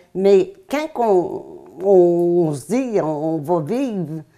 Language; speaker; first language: French; native; French